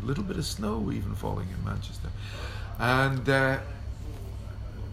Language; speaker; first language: English; native; English